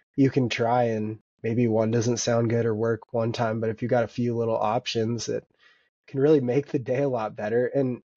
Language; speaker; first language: English; native; English